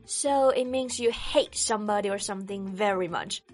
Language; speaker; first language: English; non-native, fluent; Chinese